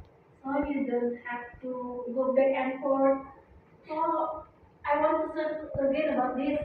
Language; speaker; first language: English; non-native, fluent; Indonesian